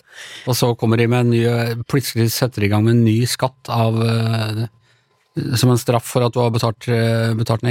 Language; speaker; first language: Norwegian; native; Norwegian